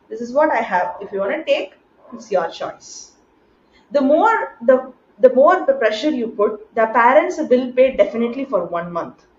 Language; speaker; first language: English; non-native, local second language; Tamil